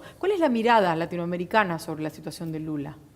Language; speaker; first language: Spanish; native; Spanish